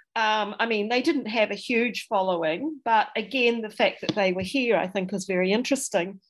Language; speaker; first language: English; native; English